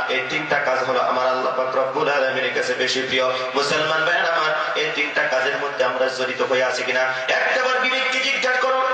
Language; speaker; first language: Bangla; non-native, local second language; Assamese